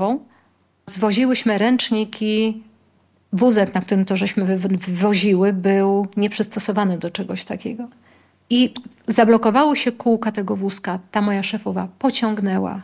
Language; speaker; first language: Polish; native; Polish